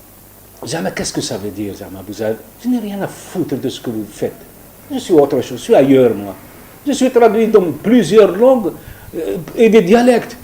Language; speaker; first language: French; non-native, local second language; Arabic